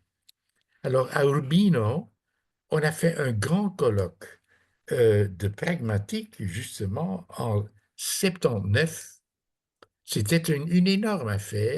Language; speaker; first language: French; non-native, fluent; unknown